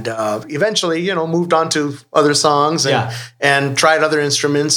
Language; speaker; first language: English; native; English